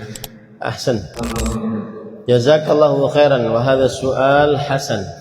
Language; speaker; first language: Arabic; non-native, fluent; Indonesian